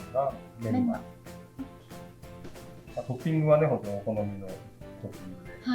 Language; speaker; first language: Japanese; native; Japanese